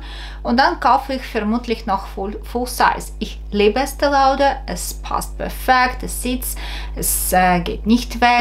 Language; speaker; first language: German; non-native, fluent; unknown